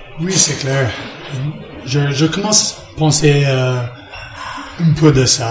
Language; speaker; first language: French; non-native, learner; English